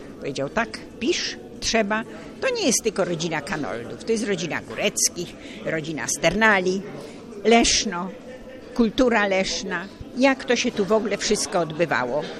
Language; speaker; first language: Polish; native; Polish